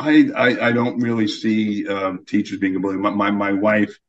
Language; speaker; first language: English; native; English